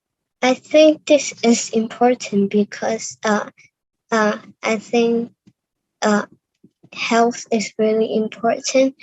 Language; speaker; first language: English; non-native, learner; Cantonese